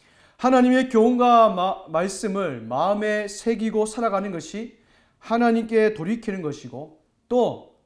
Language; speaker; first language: Korean; native; Korean